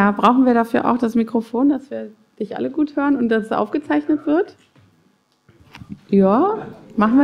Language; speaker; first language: German; native; German